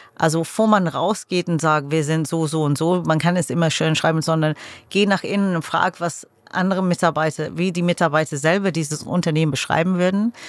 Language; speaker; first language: German; non-native, fluent; English